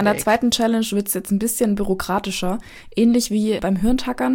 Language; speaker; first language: German; native; German